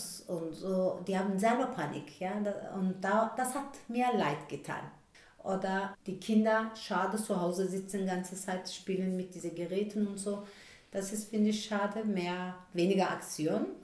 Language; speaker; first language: German; non-native, learner; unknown